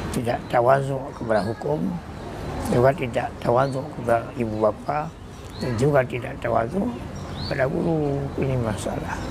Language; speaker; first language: Malay; non-native, local second language; Achinese